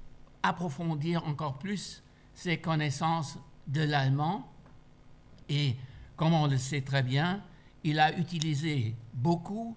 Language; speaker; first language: French; non-native, fluent; German